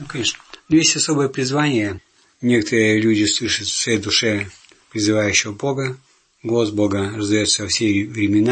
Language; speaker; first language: Russian; native; Russian